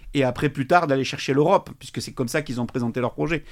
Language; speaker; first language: French; native; French